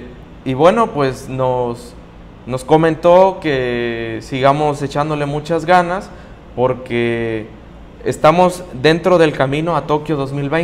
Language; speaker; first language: Spanish; native; Spanish